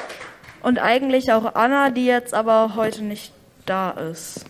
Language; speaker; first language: German; native; German